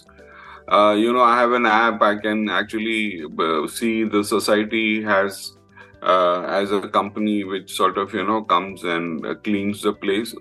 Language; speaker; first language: English; non-native, local second language; Malayalam